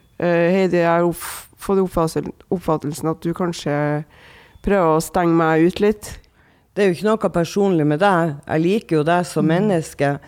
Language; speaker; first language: Norwegian; native; Norwegian